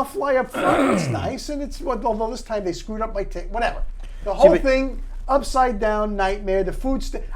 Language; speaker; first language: English; native; English